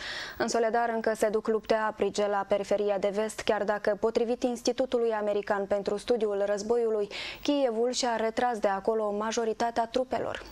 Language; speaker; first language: Romanian; native; Romanian